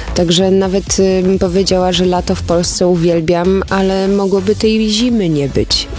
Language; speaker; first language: Polish; early bilingual, heritage; Polish